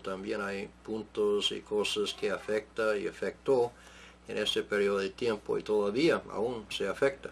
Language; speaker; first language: Spanish; non-native, fluent; English